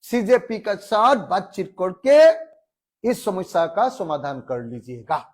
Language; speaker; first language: Hindi; non-native, local second language; Assamese